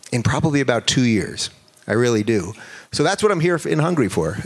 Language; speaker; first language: English; native; English